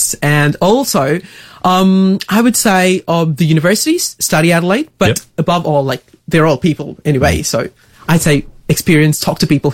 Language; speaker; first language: English; non-native, local second language; Tamil